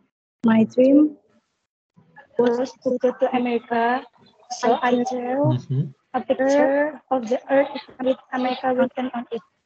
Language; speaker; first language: English; non-native, learner; Indonesian